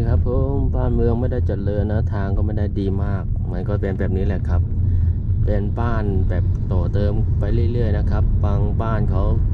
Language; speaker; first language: Thai; non-native, fluent; Chinese